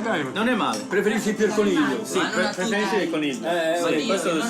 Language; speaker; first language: Italian; early bilingual, heritage; English